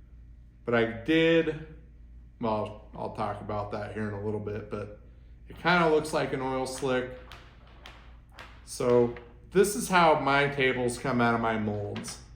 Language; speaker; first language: English; native; English